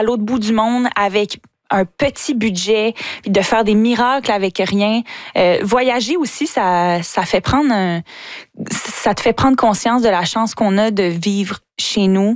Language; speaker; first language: French; native; French